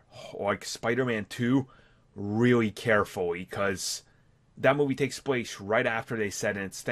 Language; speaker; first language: English; native; English